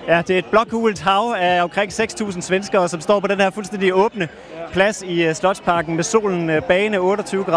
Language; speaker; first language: Danish; native; Danish